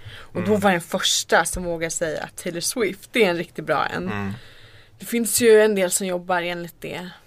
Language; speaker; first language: Swedish; native; Swedish